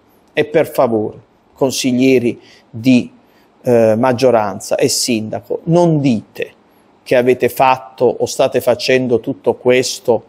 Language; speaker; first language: Italian; native; Italian